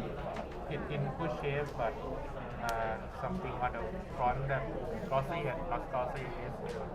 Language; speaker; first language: English; non-native, learner; Thai